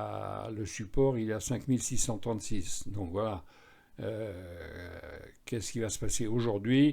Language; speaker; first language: French; native; French